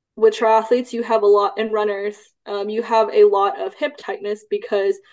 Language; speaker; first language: English; early bilingual, other home language; Cantonese